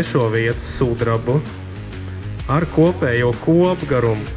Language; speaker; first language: Latvian; native; Latvian